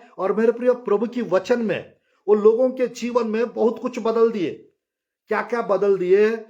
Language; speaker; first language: Hindi; non-native, local second language; Telugu